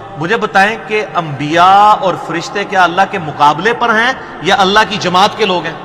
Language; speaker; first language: Urdu; non-native, local second language; Punjabi